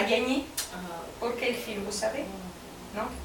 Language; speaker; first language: French; non-native, fluent; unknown